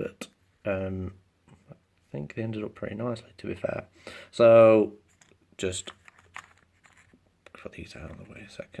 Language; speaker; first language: English; native; English